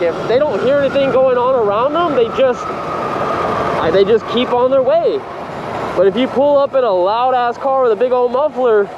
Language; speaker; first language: English; native; English